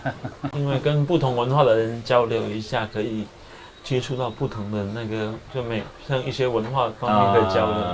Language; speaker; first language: Chinese; native; Chinese